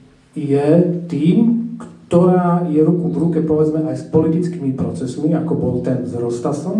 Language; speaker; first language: Slovak; native; Slovak